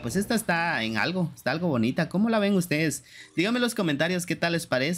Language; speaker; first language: Spanish; native; Spanish